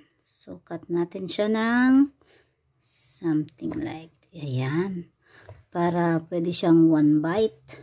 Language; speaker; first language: Filipino; native; Filipino